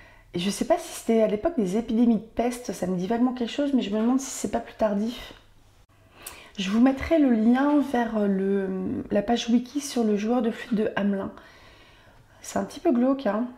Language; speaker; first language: French; native; French